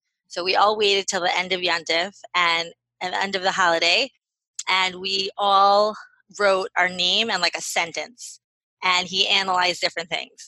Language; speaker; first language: English; native; English